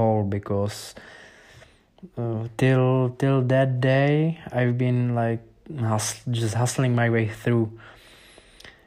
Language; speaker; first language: English; non-native, fluent; Czech